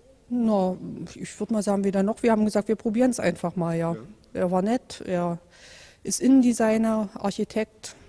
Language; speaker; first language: German; native; German